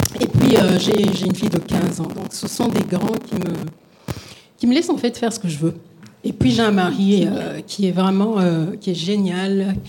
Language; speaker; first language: French; non-native, local second language; Lingala